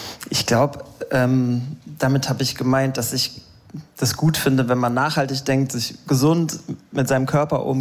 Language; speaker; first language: German; native; German